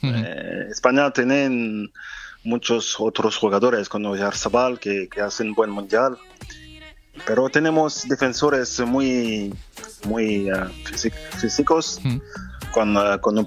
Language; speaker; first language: Spanish; non-native, fluent; French